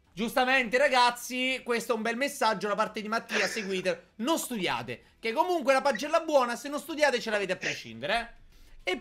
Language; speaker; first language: Italian; native; Italian